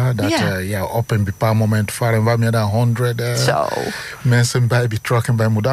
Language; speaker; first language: Dutch; non-native, fluent; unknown